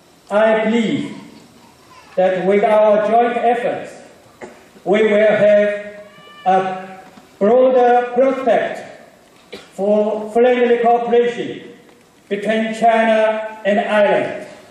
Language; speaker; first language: English; non-native, fluent; Chinese